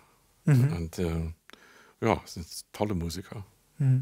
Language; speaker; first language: German; non-native, fluent; English